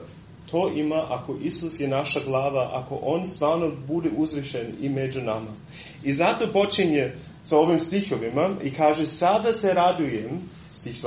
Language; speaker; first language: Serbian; non-native, fluent; German